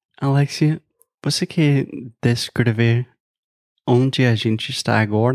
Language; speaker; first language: Portuguese; non-native, fluent; English